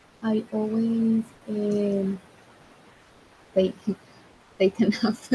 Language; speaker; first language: English; non-native, learner; Spanish